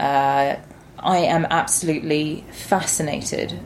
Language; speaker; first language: English; native; English